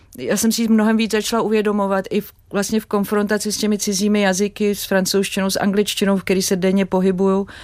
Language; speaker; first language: Czech; native; Czech